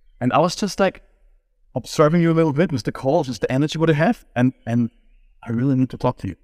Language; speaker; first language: English; non-native, fluent; German